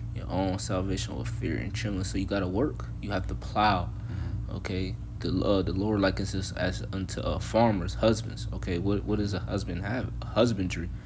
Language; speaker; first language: English; native; English